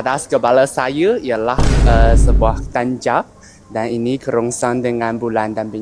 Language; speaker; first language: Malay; non-native, fluent; Chinese